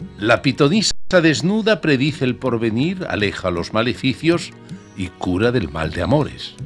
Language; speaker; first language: Spanish; native; Spanish